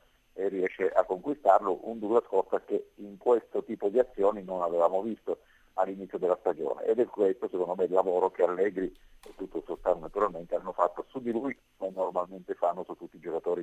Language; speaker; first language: Italian; native; Italian